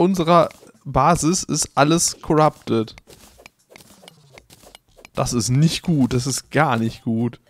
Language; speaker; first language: German; native; German